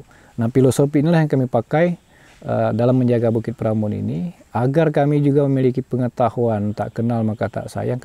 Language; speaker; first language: Indonesian; non-native, local second language; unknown